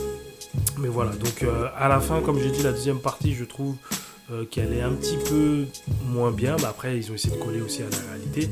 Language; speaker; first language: French; native; French